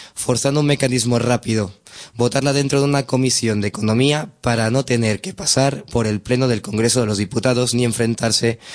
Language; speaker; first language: Spanish; non-native, local second language; Catalan